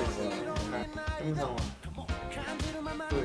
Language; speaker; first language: Japanese; non-native, learner; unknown